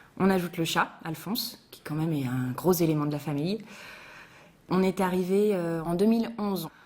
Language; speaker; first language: French; native; French